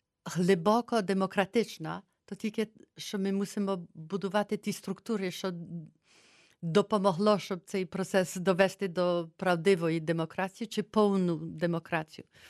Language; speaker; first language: Ukrainian; early bilingual, heritage; Ukrainian